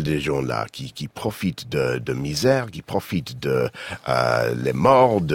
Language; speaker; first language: French; non-native, fluent; English